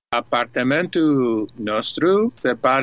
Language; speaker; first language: Romanian; early bilingual, heritage; Romanian